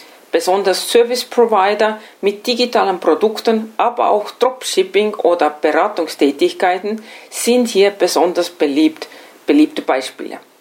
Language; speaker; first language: German; non-native, fluent; Estonian